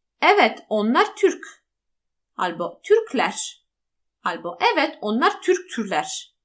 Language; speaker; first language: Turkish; non-native, fluent; Polish